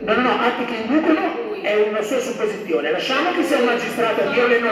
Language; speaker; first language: Italian; native; Italian